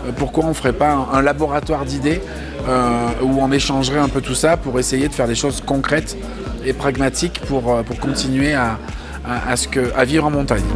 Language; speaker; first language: French; native; French